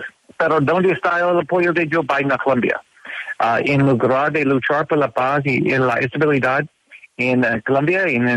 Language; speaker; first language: Spanish; non-native, learner; English